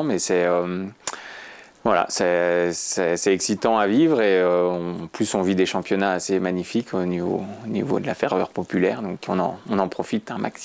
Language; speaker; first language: French; native; French